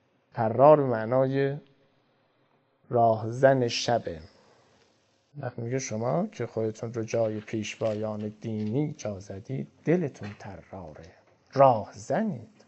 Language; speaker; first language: Persian; native; Persian